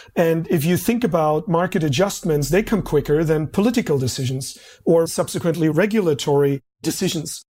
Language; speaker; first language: English; non-native, fluent; German